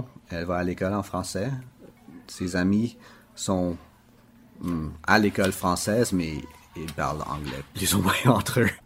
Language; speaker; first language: French; native; French